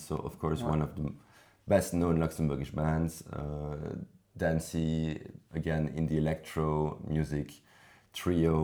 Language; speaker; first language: English; non-native, fluent; French